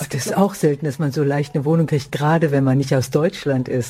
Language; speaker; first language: German; native; German